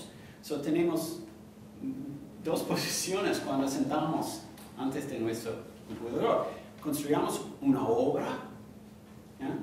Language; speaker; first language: Spanish; non-native, fluent; English